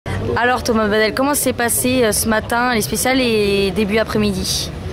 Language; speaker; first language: French; native; French